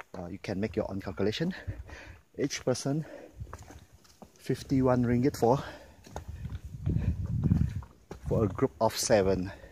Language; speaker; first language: English; non-native, local second language; Malay